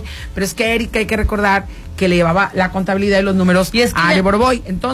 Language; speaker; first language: Spanish; native; Spanish